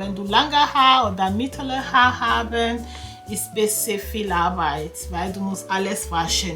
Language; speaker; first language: German; non-native, learner; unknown